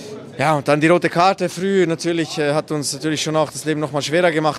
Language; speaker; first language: German; native; German